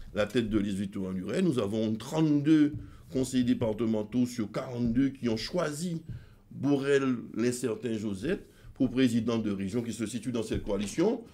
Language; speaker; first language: French; native; French